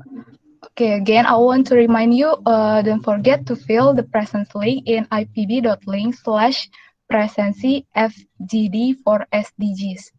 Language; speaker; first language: English; non-native, local second language; Indonesian